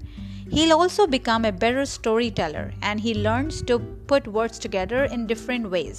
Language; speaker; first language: English; non-native, local second language; Marathi